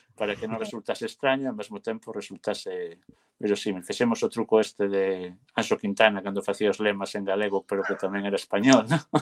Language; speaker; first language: Galician; native; Galician